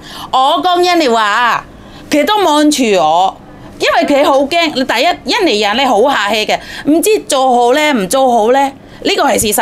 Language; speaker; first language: Cantonese; non-native, fluent; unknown